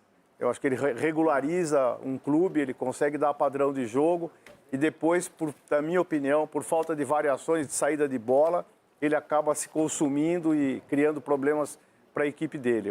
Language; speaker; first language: Portuguese; native; Portuguese